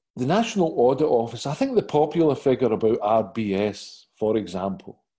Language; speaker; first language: English; native; English